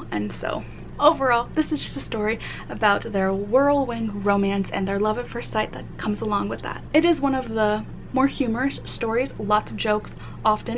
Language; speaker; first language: English; native; English